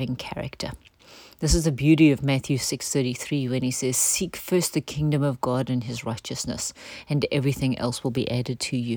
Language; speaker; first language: English; native; English